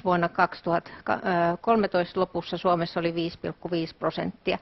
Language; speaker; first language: Finnish; native; Finnish